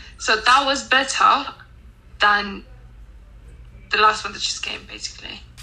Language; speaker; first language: English; non-native, fluent; Spanish